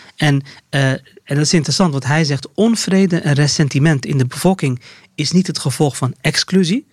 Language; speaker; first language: Dutch; early bilingual, other home language; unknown